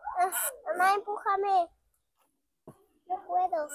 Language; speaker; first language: Spanish; early bilingual, other home language; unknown